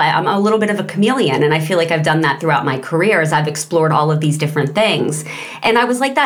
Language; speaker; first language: English; native; English